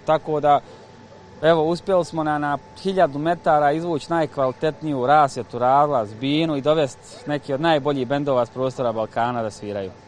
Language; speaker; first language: Bosnian; native; Bosnian